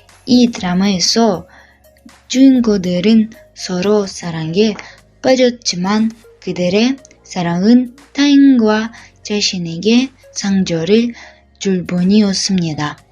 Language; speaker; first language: Korean; non-native, learner; Russian